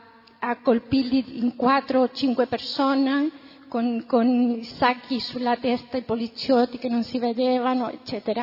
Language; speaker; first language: Italian; non-native, fluent; Spanish